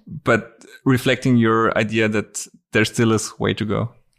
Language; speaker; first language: English; non-native, fluent; German